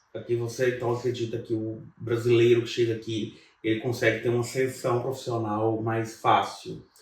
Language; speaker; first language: Portuguese; native; Portuguese